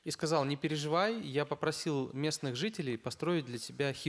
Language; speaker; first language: Russian; native; Russian